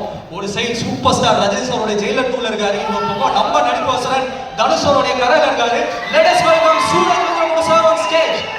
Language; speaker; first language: Tamil; native; Tamil